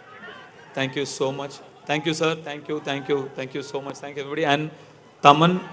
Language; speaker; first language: Telugu; non-native, learner; Tamil